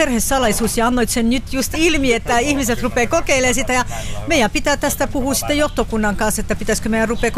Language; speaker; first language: Finnish; non-native, fluent; French